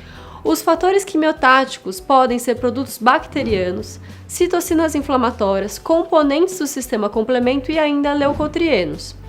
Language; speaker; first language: Portuguese; native; Portuguese